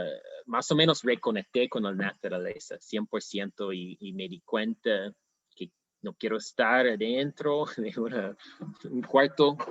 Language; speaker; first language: Spanish; non-native, fluent; English